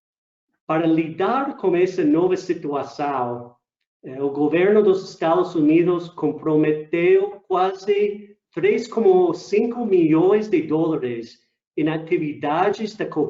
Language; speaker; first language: Portuguese; non-native, fluent; English